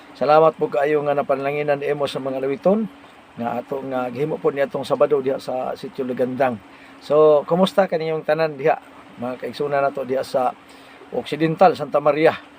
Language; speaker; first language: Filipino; non-native, local second language; Cebuano